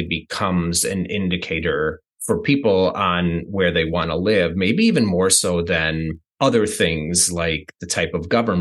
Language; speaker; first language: English; native; English